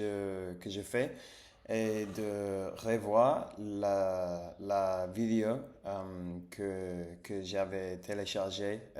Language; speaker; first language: French; non-native, learner; English